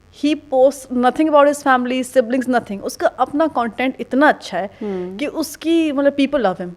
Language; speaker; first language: Urdu; native; Urdu